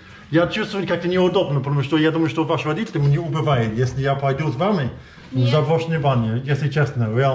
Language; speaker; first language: Russian; non-native, learner; English